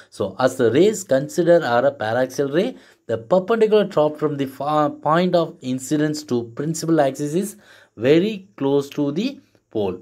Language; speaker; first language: English; non-native, local second language; Tamil